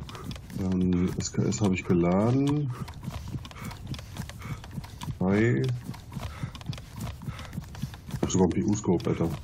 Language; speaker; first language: German; native; German